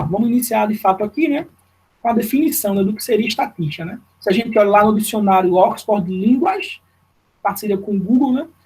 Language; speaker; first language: Portuguese; native; Portuguese